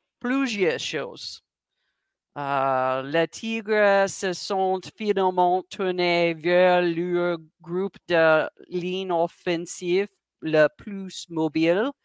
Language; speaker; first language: French; non-native, learner; English